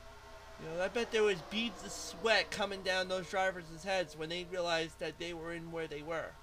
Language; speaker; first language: English; native; English